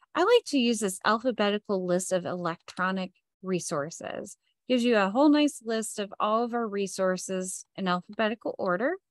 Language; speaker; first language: English; native; English